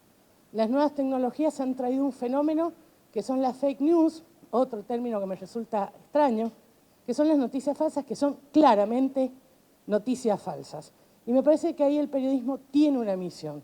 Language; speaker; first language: Spanish; native; Spanish